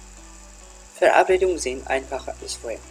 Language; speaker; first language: German; non-native, fluent; Tigrinya